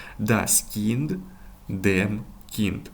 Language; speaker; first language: German; non-native, fluent; Ukrainian